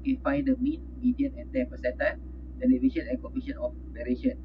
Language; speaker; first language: English; non-native, local second language; Malay